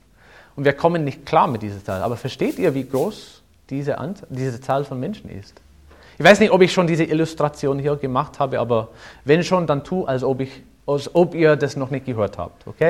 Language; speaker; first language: German; non-native, fluent; English